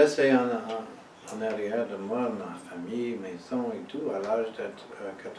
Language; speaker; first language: French; non-native, learner; English